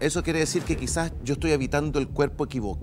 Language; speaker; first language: Spanish; native; Spanish